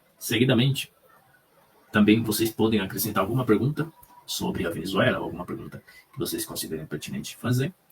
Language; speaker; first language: Portuguese; non-native, fluent; Spanish